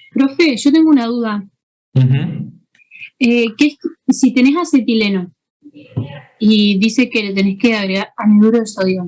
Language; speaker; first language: Spanish; native; Spanish